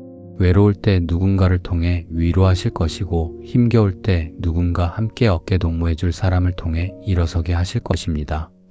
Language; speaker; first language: Korean; native; Korean